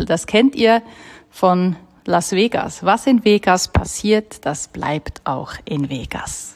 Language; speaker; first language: German; native; German